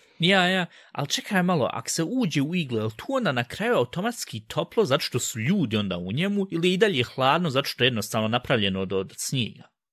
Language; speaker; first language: Bosnian; early bilingual, heritage; Bosnian